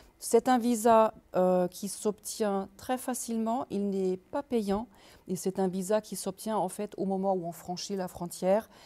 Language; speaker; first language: French; native; French